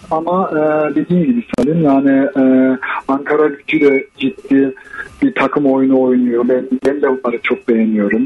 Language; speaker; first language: Turkish; early bilingual, heritage; Turkish